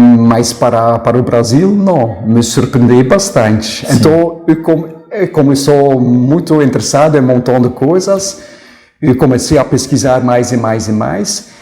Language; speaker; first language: Portuguese; non-native, fluent; Dutch